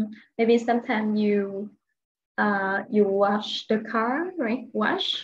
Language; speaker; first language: English; non-native, fluent; Vietnamese